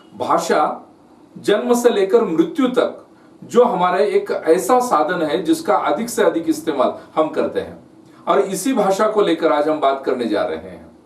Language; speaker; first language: Hindi; non-native, local second language; Marathi